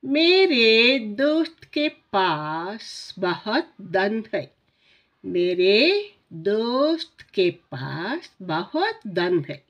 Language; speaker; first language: Hindi; non-native, local second language; Tamil